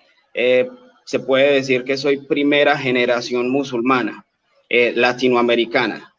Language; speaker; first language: Spanish; native; Spanish